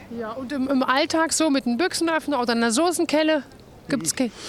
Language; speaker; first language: German; native; German